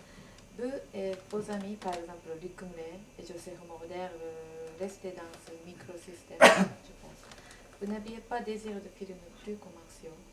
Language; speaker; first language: French; non-native, fluent; Japanese